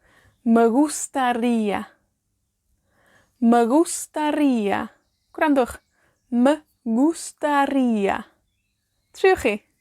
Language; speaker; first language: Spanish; non-native, fluent; Welsh